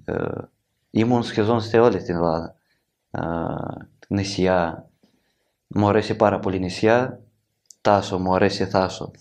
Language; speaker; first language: Greek; non-native, learner; Ukrainian